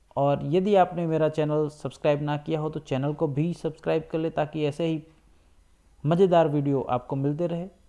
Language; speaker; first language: Hindi; non-native, local second language; Gujarati